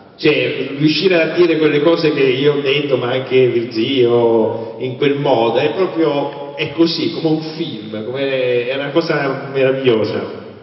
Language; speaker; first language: Italian; native; Italian